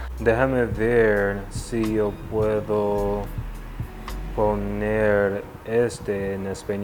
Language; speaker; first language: Spanish; non-native, learner; English